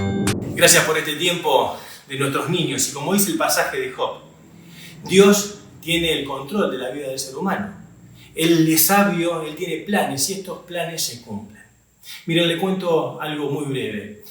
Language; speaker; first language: Spanish; native; Spanish